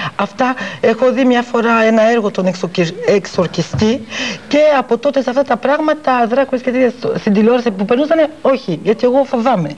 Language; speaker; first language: Greek; early bilingual, heritage; Greek